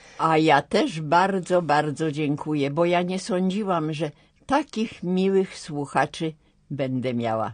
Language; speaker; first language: Polish; native; Polish